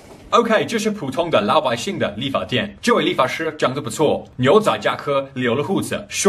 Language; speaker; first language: Chinese; non-native, fluent; English